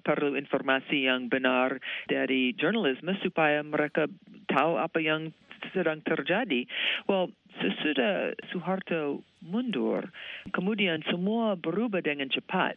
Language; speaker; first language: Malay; non-native, fluent; English